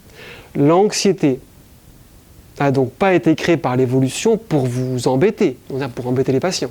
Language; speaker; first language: French; native; French